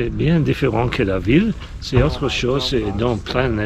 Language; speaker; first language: French; non-native, learner; Czech